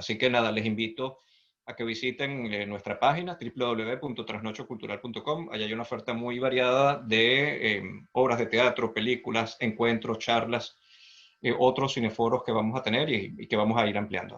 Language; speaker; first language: Spanish; native; Spanish